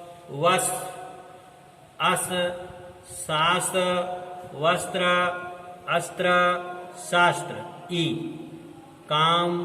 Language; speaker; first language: Hindi; native; Hindi